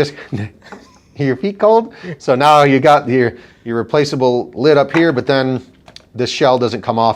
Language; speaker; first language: English; native; English